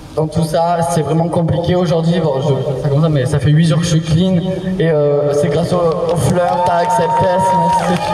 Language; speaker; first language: French; native; French